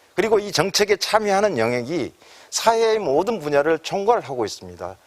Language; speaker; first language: Korean; native; Korean